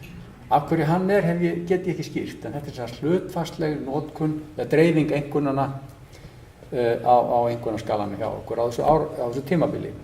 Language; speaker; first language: Icelandic; native; Icelandic